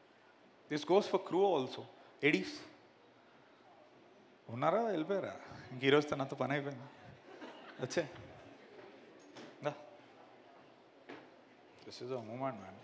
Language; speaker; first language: Telugu; native; Telugu